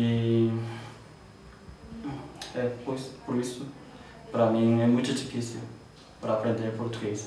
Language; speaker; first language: Portuguese; non-native, learner; Korean